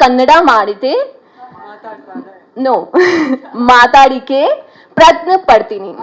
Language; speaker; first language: Kannada; non-native, learner; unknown